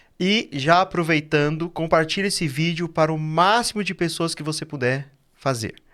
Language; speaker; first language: Portuguese; native; Portuguese